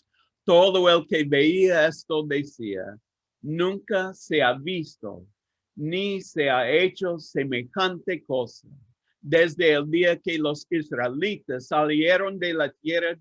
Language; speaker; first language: Spanish; non-native, learner; English